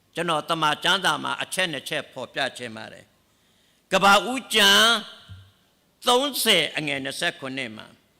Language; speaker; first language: Burmese; non-native, local second language; S'gaw Karen